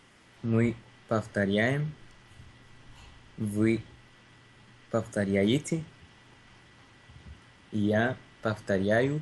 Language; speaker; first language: Russian; non-native, learner; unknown